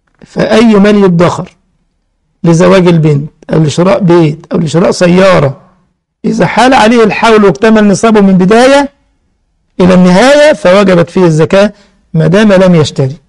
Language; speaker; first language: Arabic; native; Arabic